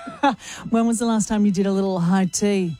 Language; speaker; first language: English; native; English